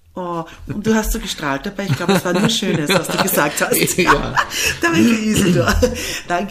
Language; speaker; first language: German; native; German